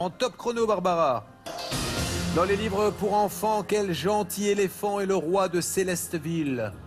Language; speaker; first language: French; native; French